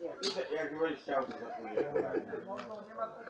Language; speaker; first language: Polish; native; Polish